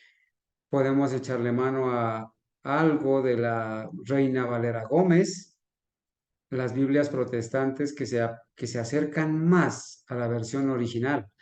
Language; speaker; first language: Spanish; native; Spanish